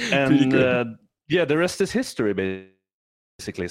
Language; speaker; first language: English; non-native, fluent; Swedish